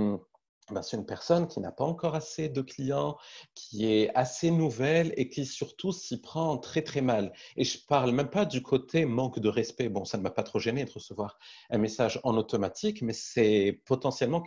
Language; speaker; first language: French; native; French